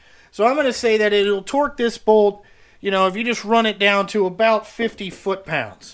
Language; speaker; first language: English; native; English